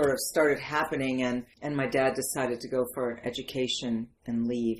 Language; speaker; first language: English; early bilingual, other home language; Arabic